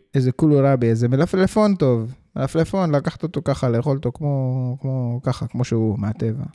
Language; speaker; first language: Hebrew; early bilingual, heritage; Hebrew